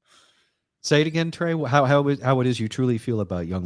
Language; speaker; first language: English; native; English